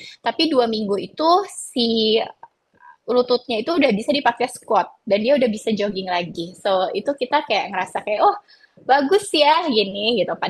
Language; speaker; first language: Indonesian; native; Indonesian